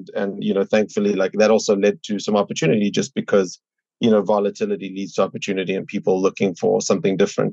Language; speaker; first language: English; native; English